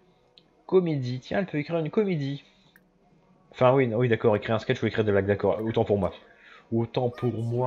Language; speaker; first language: French; native; French